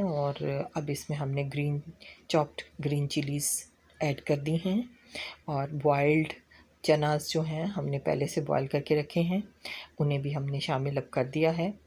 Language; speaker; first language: Hindi; non-native, local second language; Punjabi